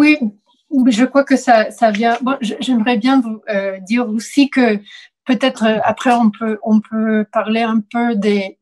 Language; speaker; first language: French; non-native, fluent; Spanish